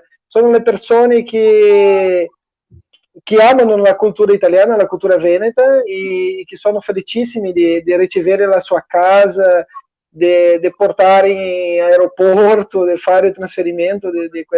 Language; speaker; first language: Italian; non-native, fluent; Portuguese